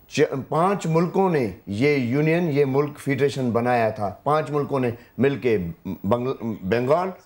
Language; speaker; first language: Urdu; non-native, local second language; Sindhi